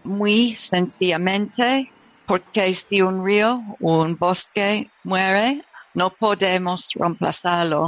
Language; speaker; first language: Spanish; non-native, learner; English